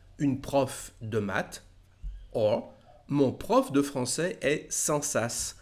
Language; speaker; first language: French; native; French